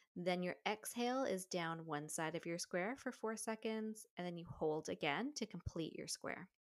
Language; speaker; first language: English; native; English